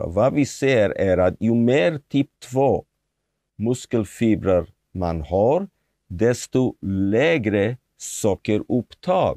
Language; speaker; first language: Swedish; non-native, fluent; Hebrew